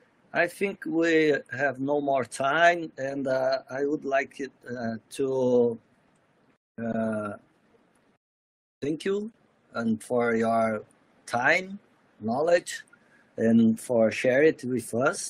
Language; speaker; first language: English; non-native, fluent; Portuguese